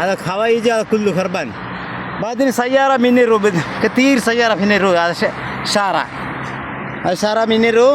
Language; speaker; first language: Arabic; non-native, learner; Malayalam